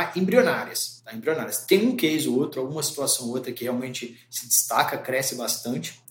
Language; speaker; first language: Portuguese; native; Portuguese